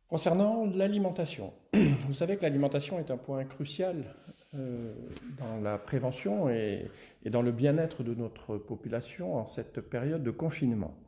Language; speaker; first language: French; native; French